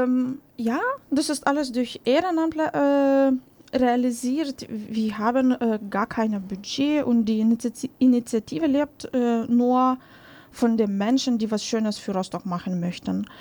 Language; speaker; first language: German; non-native, fluent; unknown